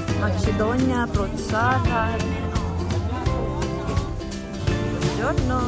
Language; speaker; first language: Italian; non-native, learner; Filipino